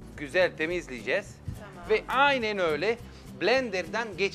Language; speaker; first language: Turkish; non-native, fluent; Italian